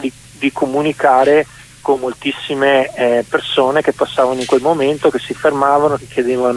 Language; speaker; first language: Italian; native; Italian